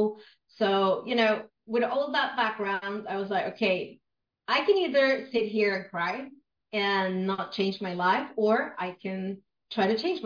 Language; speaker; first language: English; non-native, fluent; Spanish